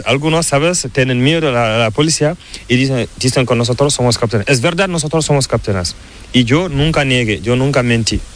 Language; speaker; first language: Spanish; non-native, learner; Fula